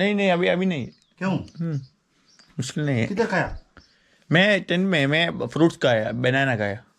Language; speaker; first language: Hindi; non-native, local second language; Malayalam